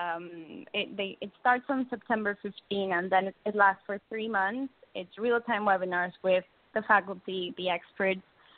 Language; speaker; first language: English; non-native, fluent; Spanish